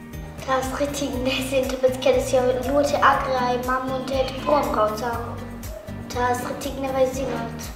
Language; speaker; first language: Latvian; early bilingual, heritage; Latvian